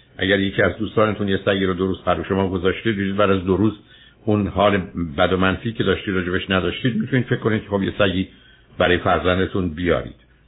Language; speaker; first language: Persian; native; Persian